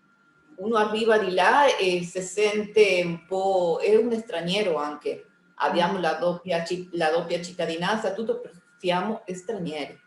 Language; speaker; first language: Italian; early bilingual, heritage; Spanish